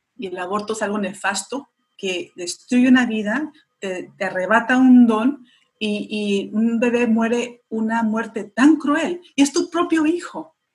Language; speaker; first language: Spanish; early bilingual, heritage; Spanish